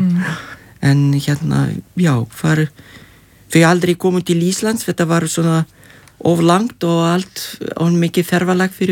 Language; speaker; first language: Icelandic; non-native, fluent; Lithuanian